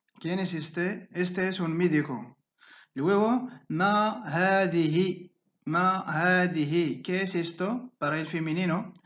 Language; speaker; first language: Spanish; non-native, fluent; Arabic